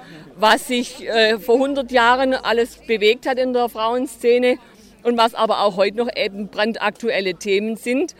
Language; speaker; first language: German; native; German